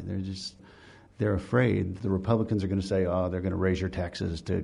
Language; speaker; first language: English; native; English